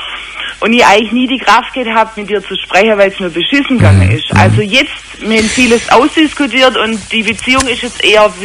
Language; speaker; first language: German; native; German